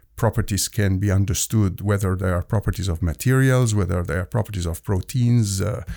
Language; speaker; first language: English; non-native, fluent; Arabic